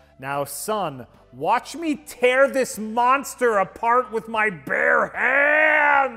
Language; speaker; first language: English; native; English